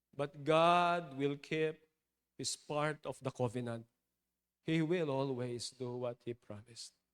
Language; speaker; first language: English; non-native, local second language; Filipino